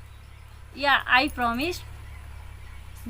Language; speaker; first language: English; non-native, learner; Hindi